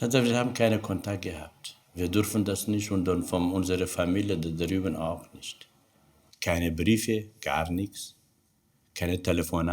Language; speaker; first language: German; non-native, learner; Kurdish